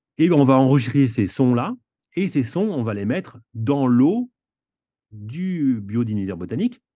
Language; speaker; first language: French; native; French